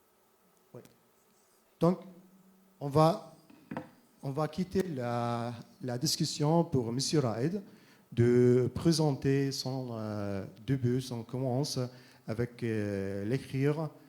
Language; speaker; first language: French; non-native, fluent; Arabic